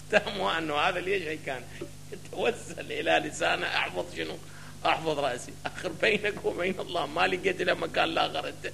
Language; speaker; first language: Arabic; native; Arabic